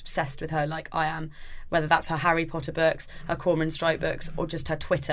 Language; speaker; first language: English; native; English